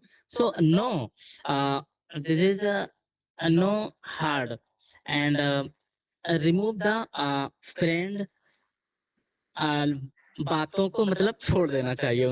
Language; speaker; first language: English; non-native, learner; Hindi